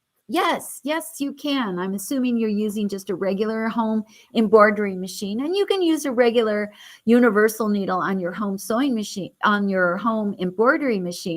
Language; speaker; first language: English; native; English